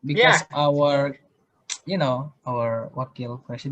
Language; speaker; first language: English; non-native, learner; Indonesian